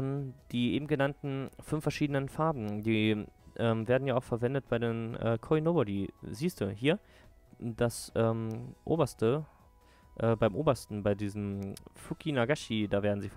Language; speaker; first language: German; native; German